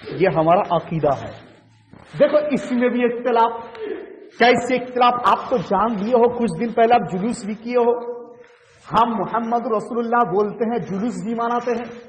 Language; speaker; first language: Urdu; non-native, local second language; Bangla